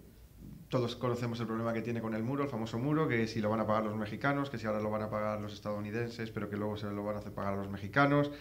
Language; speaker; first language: Spanish; native; Spanish